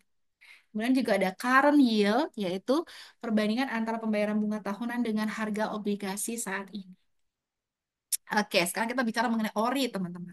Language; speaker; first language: Indonesian; native; Indonesian